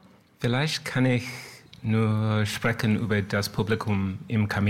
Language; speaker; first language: German; non-native, learner; English